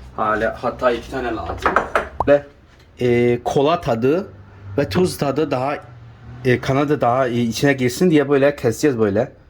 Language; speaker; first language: Turkish; non-native, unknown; Chinese